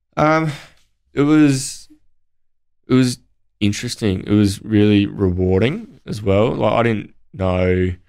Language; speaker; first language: English; native; English